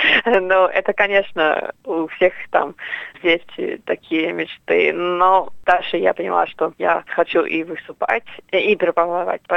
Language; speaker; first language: Russian; non-native, fluent; English